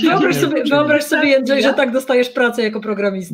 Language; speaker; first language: Polish; native; Polish